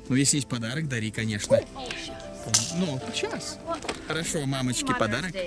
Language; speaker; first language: Russian; native; Russian